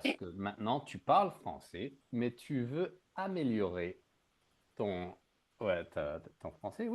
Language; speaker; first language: French; native; French